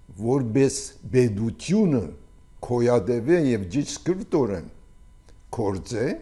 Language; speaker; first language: Armenian; early bilingual, heritage; Armenian